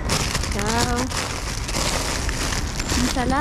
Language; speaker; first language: Italian; non-native, learner; Filipino